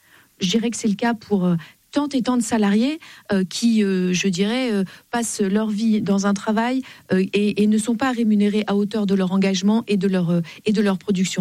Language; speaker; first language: French; native; French